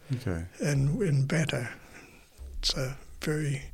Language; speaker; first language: English; native; English